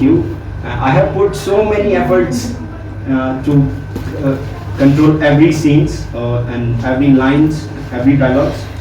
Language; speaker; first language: English; non-native, learner; Hindi